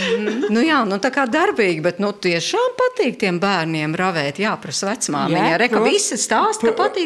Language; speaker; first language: Latvian; native; Latvian